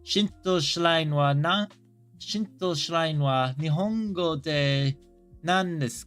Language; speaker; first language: Japanese; non-native, learner; English